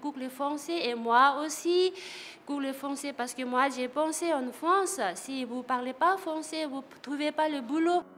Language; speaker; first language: French; non-native, learner; Tibetan